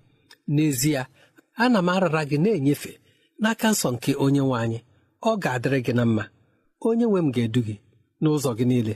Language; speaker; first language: Igbo; native; Igbo